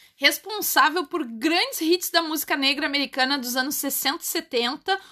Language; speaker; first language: Portuguese; native; Portuguese